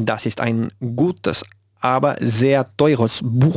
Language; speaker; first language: German; non-native, learner; Spanish